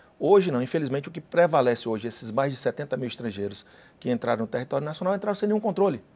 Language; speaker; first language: Portuguese; native; Portuguese